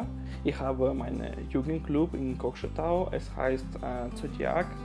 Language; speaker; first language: German; non-native, learner; Russian